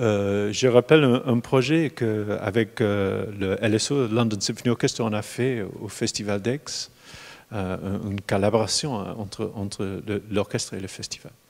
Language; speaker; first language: French; non-native, fluent; English